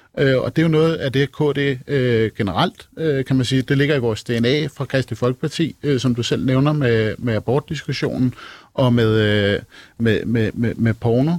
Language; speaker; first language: Danish; native; Danish